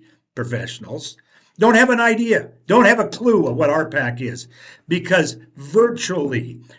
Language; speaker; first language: English; native; English